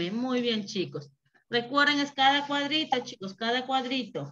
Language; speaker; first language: Spanish; native; Spanish